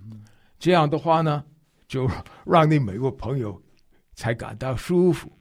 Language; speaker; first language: Chinese; non-native, fluent; English